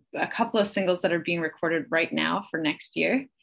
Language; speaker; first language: English; native; English